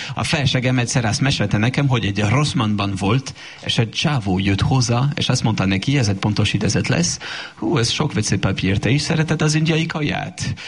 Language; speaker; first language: Hungarian; non-native, fluent; French